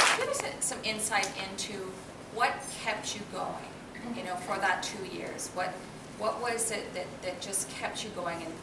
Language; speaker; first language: English; non-native, fluent; Persian